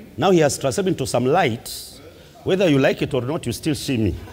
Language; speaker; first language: English; non-native, local second language; Swahili